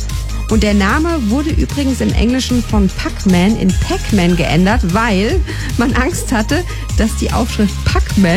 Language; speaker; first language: German; native; German